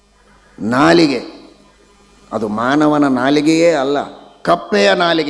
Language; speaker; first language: Kannada; native; Kannada